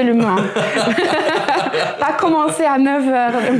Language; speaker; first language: French; non-native, local second language; Luxembourgish